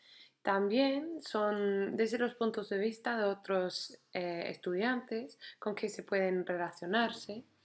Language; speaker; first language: Spanish; non-native, fluent; English